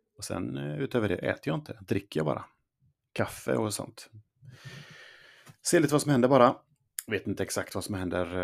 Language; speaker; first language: Swedish; native; Swedish